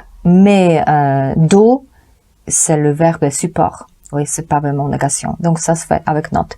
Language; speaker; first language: French; non-native, fluent; Polish